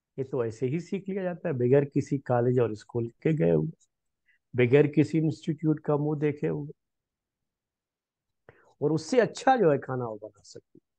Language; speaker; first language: Hindi; native; Hindi